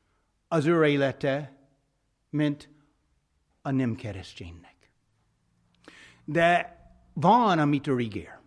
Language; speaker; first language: Hungarian; non-native, fluent; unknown